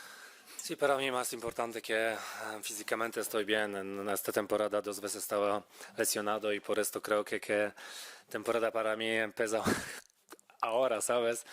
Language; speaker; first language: Spanish; non-native, fluent; Polish